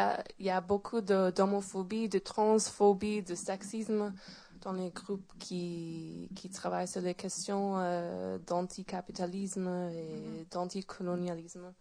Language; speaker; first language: French; non-native, fluent; English